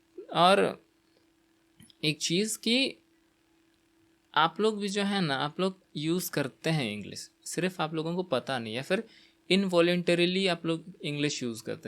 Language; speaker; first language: Hindi; non-native, local second language; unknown